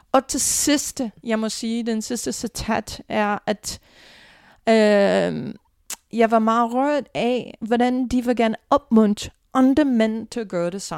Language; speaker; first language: Danish; non-native, fluent; English